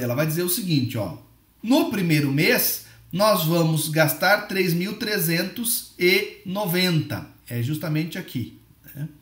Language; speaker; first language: Portuguese; native; Portuguese